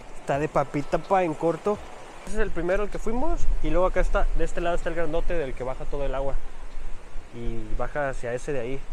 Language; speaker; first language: Spanish; native; Spanish